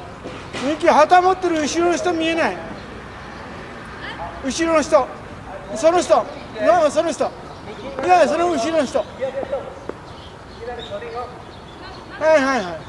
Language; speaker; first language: Japanese; native; Japanese